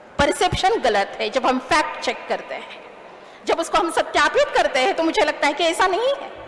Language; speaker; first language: Hindi; non-native, local second language; Kannada